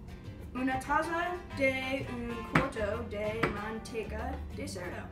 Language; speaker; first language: Spanish; non-native, learner; English